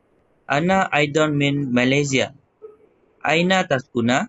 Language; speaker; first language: Arabic; non-native, learner; Malay